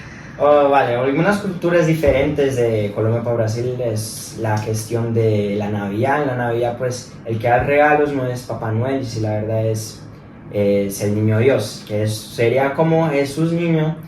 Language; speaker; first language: Spanish; native; Spanish